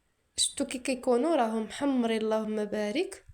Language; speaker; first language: Arabic; native; Arabic